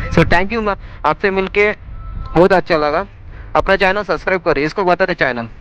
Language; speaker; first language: Hindi; non-native, local second language; Marathi